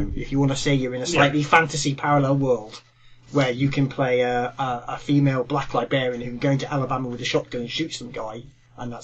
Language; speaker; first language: English; native; English